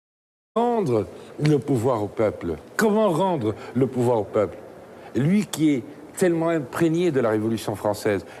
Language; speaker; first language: French; native; French